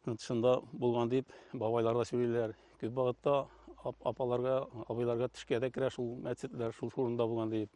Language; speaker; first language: Tatar; native; Tatar